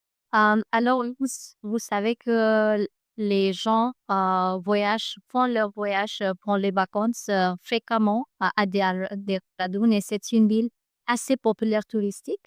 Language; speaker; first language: French; non-native, fluent; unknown